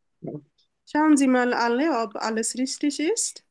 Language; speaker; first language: German; non-native, learner; Bangla